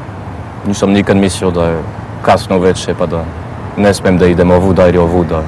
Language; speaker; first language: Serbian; non-native, fluent; French